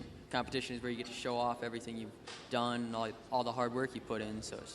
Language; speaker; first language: English; native; English